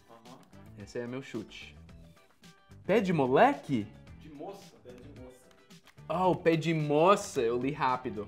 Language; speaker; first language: Portuguese; non-native, fluent; English